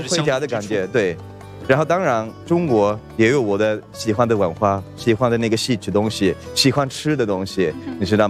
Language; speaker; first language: Chinese; non-native, fluent; Swedish